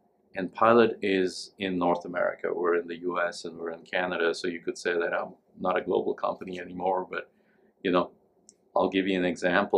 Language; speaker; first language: English; non-native, local second language; Hindi